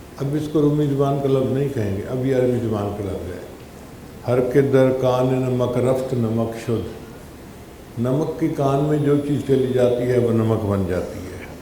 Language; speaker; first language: Urdu; non-native, local second language; Punjabi